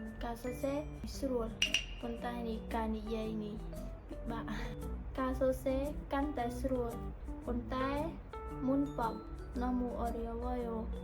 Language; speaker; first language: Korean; non-native, learner; Khmer